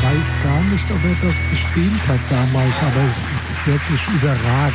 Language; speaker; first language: German; native; German